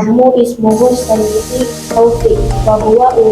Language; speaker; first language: Arabic; non-native, learner; Indonesian